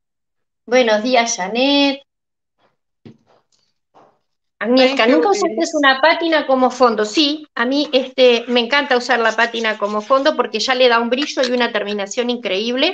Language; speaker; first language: Spanish; native; Spanish